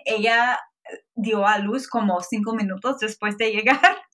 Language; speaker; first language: Spanish; non-native, fluent; English